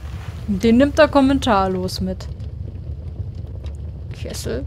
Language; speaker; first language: German; native; German